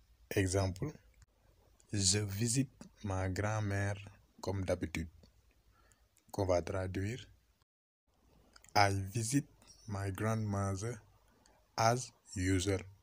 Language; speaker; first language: French; non-native, local second language; Wolof